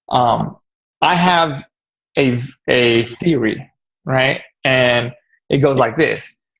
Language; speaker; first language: English; native; English